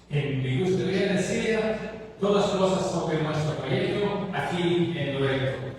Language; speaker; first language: Spanish; non-native, learner; English